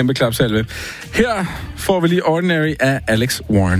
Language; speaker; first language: Danish; native; Danish